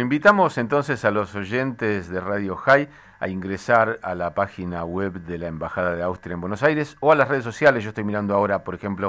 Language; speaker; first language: Spanish; native; Spanish